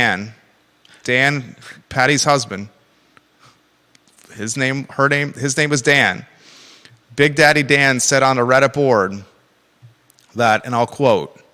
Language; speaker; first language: English; native; English